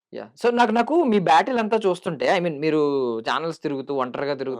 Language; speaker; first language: Telugu; native; Telugu